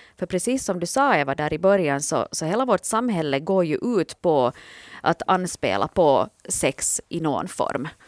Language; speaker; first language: Swedish; native; Swedish